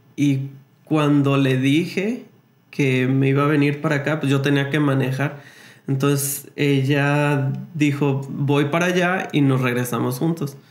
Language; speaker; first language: Spanish; native; Spanish